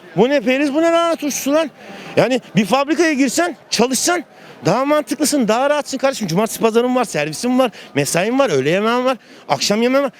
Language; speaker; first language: Turkish; native; Turkish